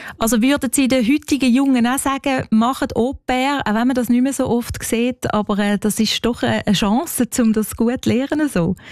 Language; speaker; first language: German; native; German